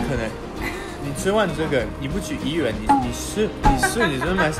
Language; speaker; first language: Chinese; non-native, learner; French